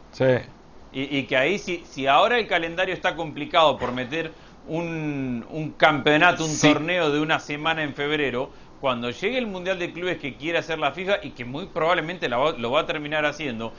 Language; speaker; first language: Spanish; native; Spanish